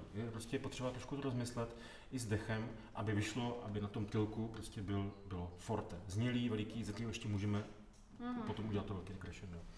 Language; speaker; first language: Czech; native; Czech